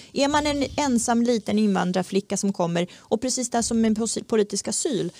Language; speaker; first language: Swedish; early bilingual, other home language; Czech